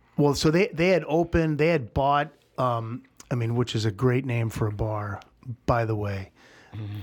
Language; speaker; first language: English; native; English